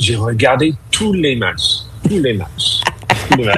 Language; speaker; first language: French; non-native, fluent; English